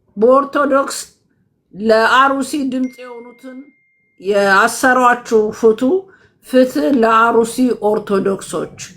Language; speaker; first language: Amharic; native; Amharic